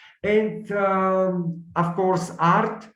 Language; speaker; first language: English; non-native, learner; Bulgarian